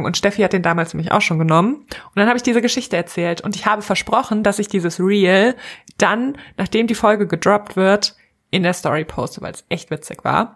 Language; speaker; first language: German; native; German